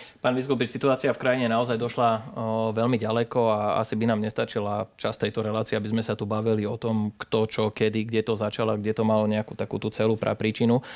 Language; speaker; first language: Slovak; native; Slovak